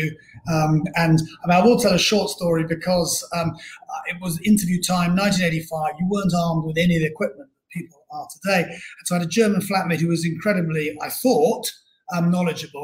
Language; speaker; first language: English; native; English